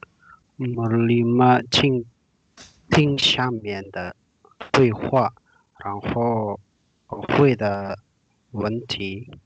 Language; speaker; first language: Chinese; non-native, learner; Indonesian